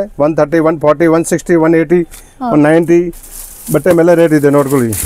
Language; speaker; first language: Kannada; non-native, local second language; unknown